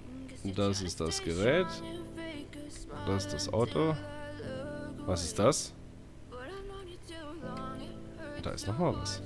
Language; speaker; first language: German; native; German